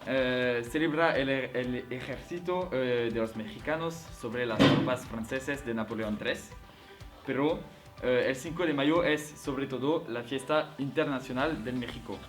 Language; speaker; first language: Spanish; non-native, learner; French